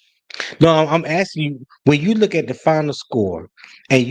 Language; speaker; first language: English; native; English